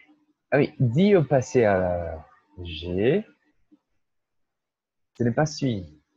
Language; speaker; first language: French; non-native, fluent; Portuguese